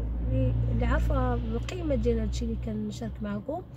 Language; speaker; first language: Arabic; native; Arabic